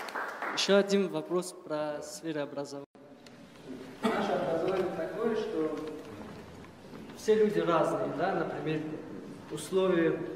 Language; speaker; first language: Russian; non-native, local second language; Tajik